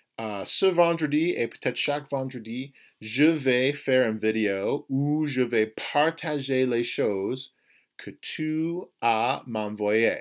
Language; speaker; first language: French; non-native, fluent; English